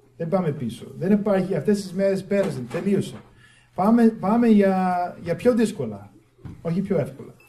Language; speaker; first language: Greek; non-native, fluent; English